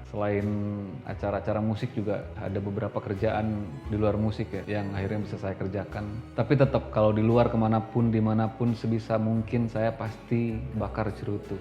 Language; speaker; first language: Indonesian; native; Indonesian